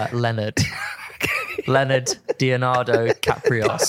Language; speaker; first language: English; native; English